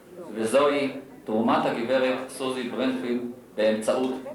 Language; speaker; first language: Hebrew; native; Hebrew